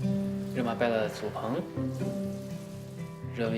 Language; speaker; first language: French; non-native, learner; Chinese